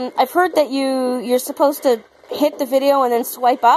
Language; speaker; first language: English; native; English